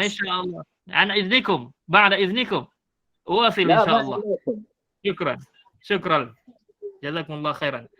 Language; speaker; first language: Arabic; non-native, fluent; Malay